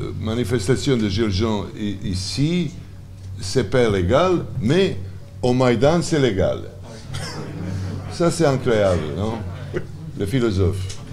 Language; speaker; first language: French; non-native, learner; Serbian